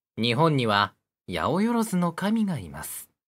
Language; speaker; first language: Japanese; native; Japanese